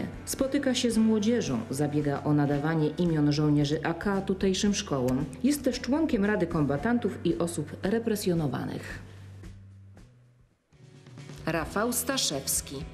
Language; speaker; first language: Polish; native; Polish